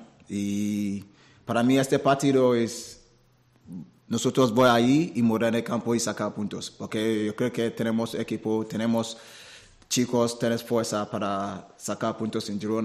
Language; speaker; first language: Spanish; non-native, learner; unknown